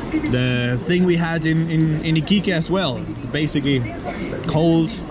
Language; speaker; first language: English; non-native, fluent; Danish